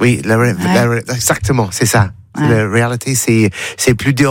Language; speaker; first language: French; non-native, learner; English